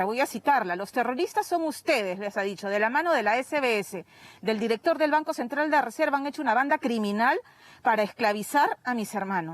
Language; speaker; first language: Spanish; native; Spanish